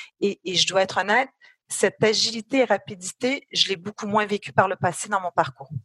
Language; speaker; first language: French; native; French